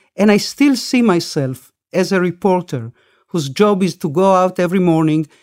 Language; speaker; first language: English; early bilingual, other home language; Spanish